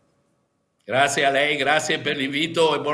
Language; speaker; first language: Italian; native; Italian